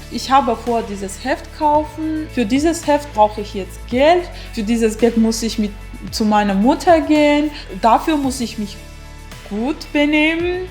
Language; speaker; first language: German; non-native, fluent; Armenian